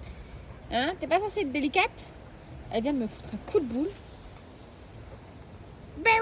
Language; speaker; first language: French; native; French